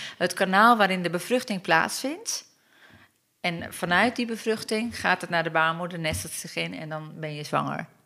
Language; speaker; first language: Dutch; early bilingual, other home language; Turkish